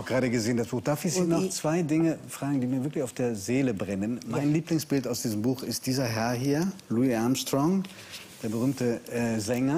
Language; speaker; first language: German; native; German